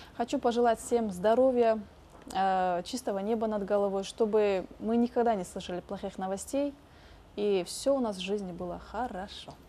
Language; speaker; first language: Russian; non-native, local second language; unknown